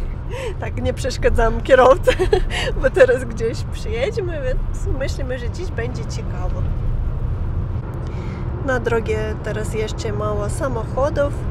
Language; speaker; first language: Polish; non-native, learner; Ukrainian